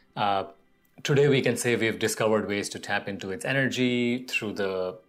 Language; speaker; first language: English; non-native, local second language; Gujarati